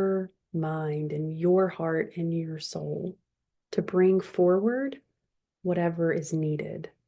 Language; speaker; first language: English; native; English